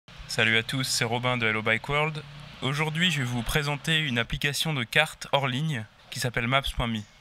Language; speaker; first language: French; native; French